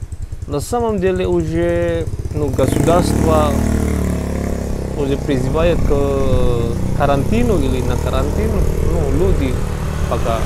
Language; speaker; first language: Russian; non-native, learner; Javanese